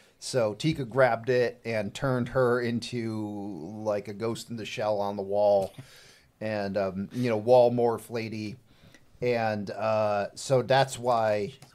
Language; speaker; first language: English; native; English